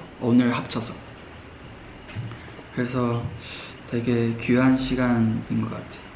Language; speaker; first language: Korean; non-native, fluent; Chinese